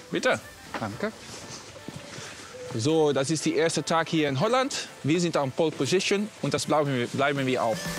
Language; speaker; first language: German; non-native, learner; Dutch